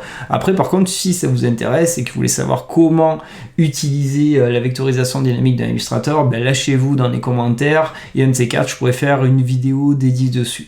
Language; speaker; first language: French; native; French